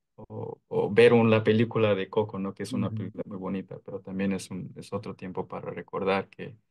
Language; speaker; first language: Spanish; early bilingual, heritage; Spanish